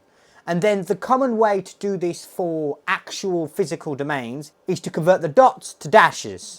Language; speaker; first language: English; native; English